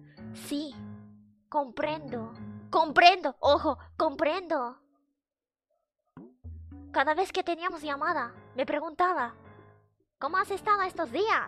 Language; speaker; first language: Spanish; non-native, fluent; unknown